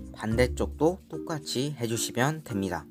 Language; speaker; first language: Korean; native; Korean